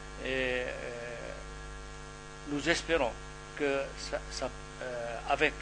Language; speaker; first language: French; non-native, fluent; Arabic